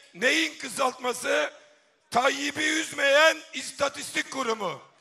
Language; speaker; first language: Turkish; native; Turkish